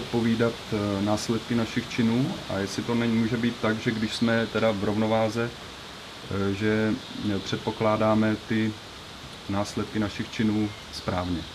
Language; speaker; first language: Czech; native; Czech